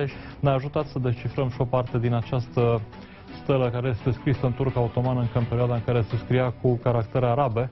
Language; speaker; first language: Romanian; native; Romanian